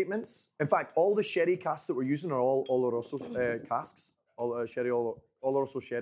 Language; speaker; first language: English; native; English